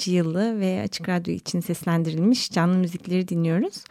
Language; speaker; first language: Turkish; native; Turkish